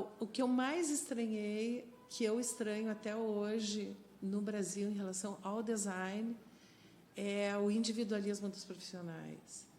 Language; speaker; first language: Portuguese; non-native, fluent; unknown